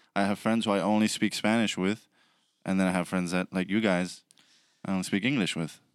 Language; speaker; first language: English; early bilingual, other home language; Spanish